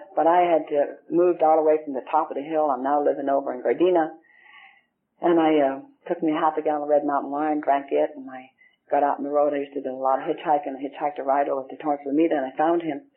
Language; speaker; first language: English; native; English